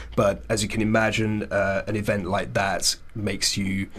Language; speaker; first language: English; early bilingual, other home language; Hindi